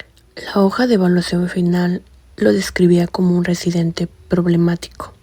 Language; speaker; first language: Spanish; native; Spanish